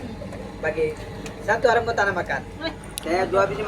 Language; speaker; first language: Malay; non-native, learner; Bangla